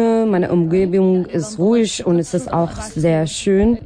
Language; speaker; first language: German; non-native, learner; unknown